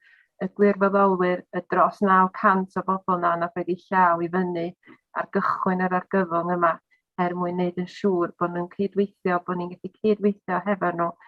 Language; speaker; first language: Welsh; native; Welsh